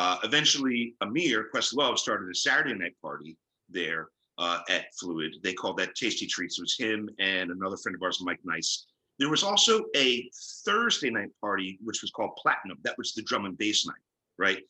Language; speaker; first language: English; native; English